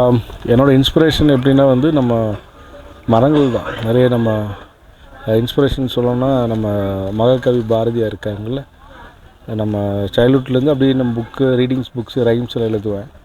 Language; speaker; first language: Tamil; native; Tamil